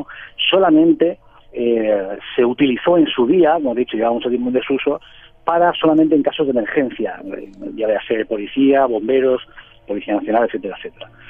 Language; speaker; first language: Spanish; native; Spanish